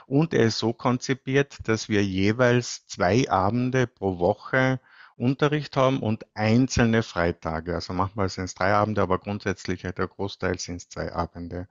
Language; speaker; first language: German; native; German